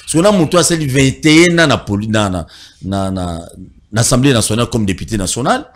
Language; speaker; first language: French; non-native, local second language; Lingala